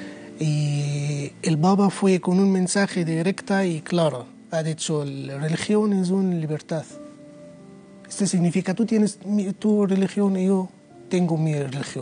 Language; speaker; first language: Spanish; non-native, learner; Arabic